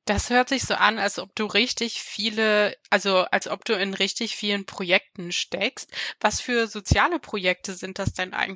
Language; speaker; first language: German; native; German